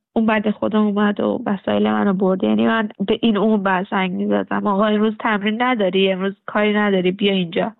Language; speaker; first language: Persian; native; Persian